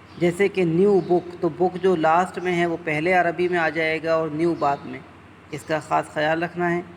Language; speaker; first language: Urdu; native; Urdu